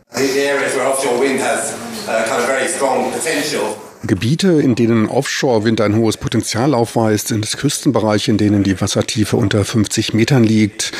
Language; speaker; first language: German; native; German